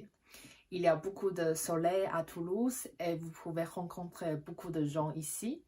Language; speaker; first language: French; non-native, fluent; Chinese